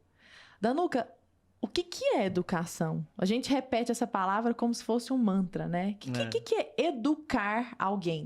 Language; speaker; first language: Portuguese; native; Portuguese